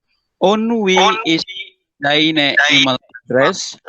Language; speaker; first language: German; non-native, learner; Indonesian